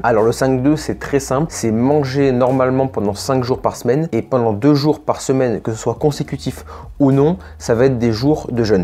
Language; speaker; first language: French; native; French